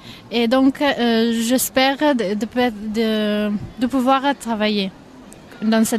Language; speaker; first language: French; non-native, fluent; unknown